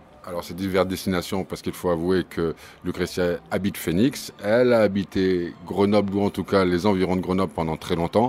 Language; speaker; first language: French; native; French